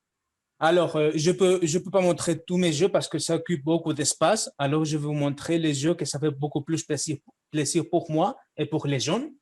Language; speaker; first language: French; non-native, fluent; Spanish